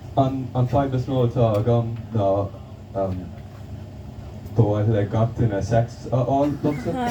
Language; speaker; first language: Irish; non-native, local second language; English